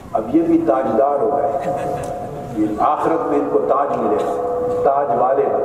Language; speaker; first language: Urdu; native; Urdu